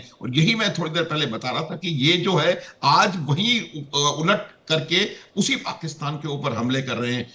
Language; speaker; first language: Hindi; native; Hindi